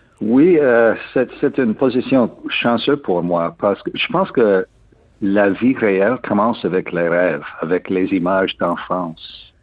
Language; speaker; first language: French; non-native, learner; English